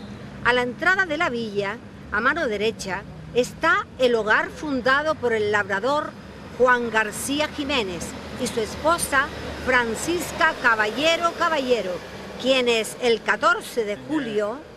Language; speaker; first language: Spanish; native; Spanish